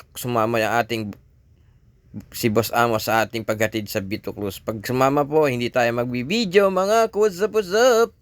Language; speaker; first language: Filipino; native; Filipino